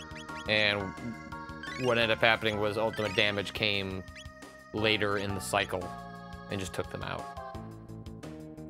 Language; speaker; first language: English; native; English